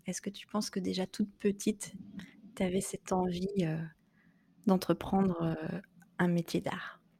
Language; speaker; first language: French; native; French